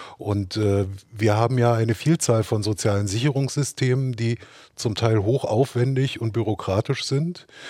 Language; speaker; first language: German; native; German